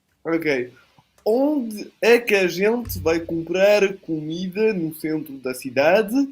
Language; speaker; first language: Portuguese; non-native, fluent; Italian